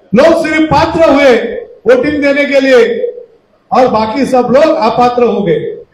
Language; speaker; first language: Hindi; non-native, local second language; Marathi